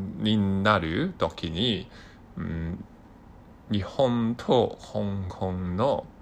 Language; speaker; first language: Japanese; non-native, learner; Cantonese